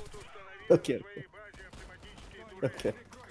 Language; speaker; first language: Russian; non-native, learner; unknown